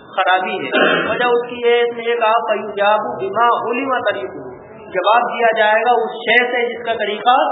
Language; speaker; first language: Urdu; native; Urdu